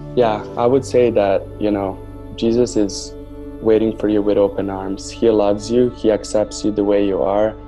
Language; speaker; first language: English; non-native, fluent; Serbian